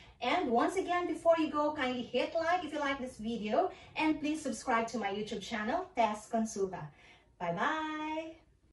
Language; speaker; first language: English; non-native, local second language; Filipino